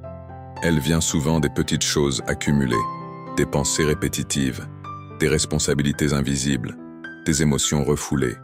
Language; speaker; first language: French; native; French